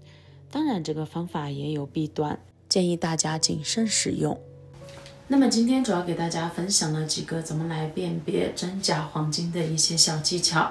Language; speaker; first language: Chinese; native; Chinese